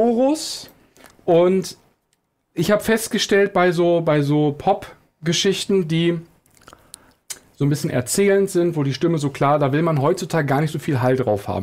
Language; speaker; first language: German; native; German